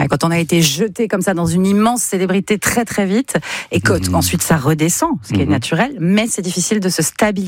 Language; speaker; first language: French; native; French